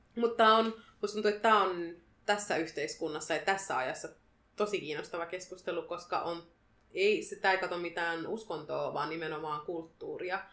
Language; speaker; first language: Finnish; early bilingual, other home language; Bangla